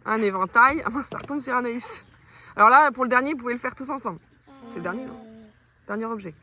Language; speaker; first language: French; native; French